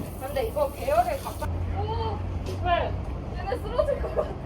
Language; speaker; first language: Korean; native; Korean